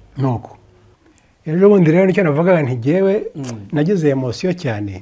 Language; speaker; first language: Kinyarwanda; early bilingual, heritage; Kinyarwanda